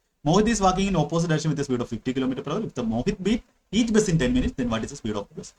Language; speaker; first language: English; non-native, local second language; Malayalam